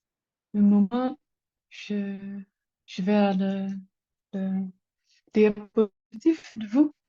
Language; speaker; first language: French; non-native, learner; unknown